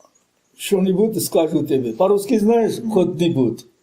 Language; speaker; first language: Russian; non-native, local second language; Armenian